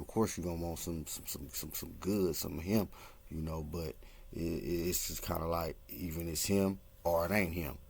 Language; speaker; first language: English; native; English